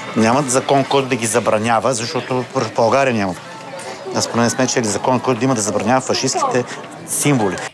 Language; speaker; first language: Bulgarian; native; Bulgarian